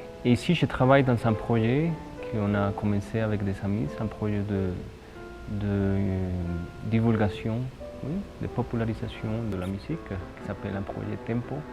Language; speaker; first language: French; non-native, fluent; Spanish